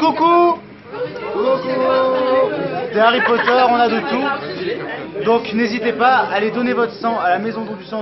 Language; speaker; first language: French; native; French